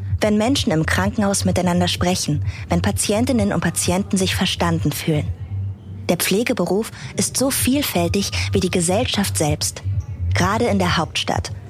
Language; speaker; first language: German; native; German